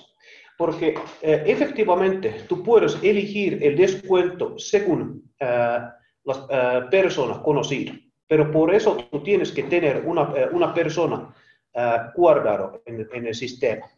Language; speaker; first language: Spanish; non-native, learner; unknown